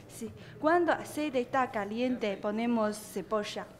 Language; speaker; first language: Spanish; non-native, learner; Chinese